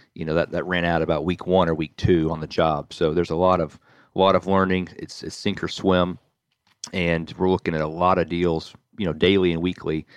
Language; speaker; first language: English; native; English